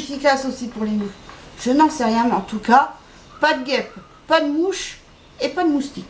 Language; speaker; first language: French; native; French